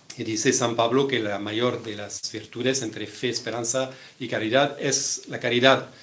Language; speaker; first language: Spanish; non-native, fluent; French